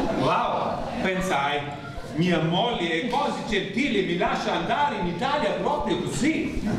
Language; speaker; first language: Italian; non-native, learner; German